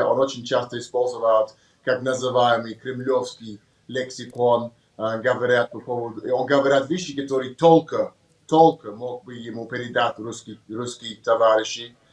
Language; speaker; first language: Russian; non-native, learner; English